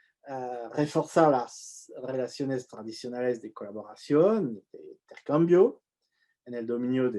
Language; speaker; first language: Spanish; non-native, fluent; French